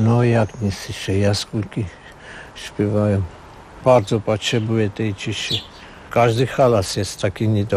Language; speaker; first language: Polish; non-native, learner; Armenian